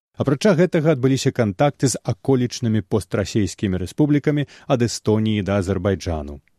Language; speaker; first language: Belarusian; native; Belarusian